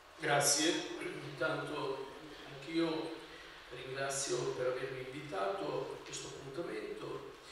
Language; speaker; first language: Italian; non-native, local second language; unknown